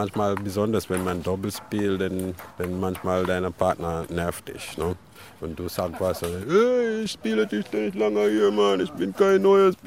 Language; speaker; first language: German; non-native, learner; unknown